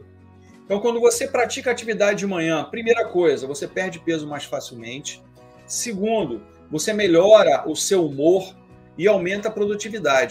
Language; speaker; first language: Portuguese; native; Portuguese